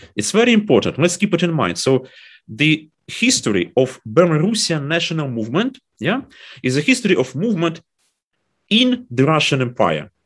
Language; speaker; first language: English; non-native, fluent; Ukrainian